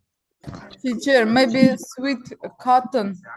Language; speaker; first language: English; non-native, learner; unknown